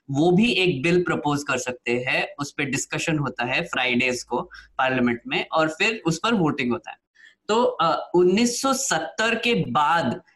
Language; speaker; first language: Hindi; non-native, local second language; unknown